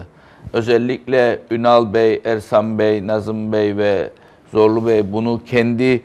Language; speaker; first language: Turkish; native; Turkish